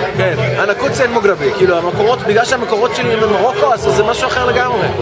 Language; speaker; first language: Hebrew; native; Hebrew